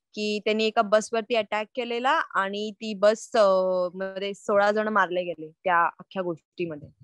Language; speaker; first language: Marathi; native; Marathi